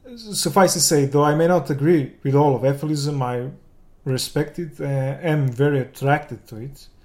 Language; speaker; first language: English; non-native, fluent; Serbian